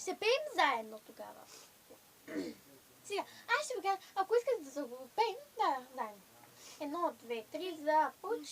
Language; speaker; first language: Bulgarian; non-native, local second language; Turkish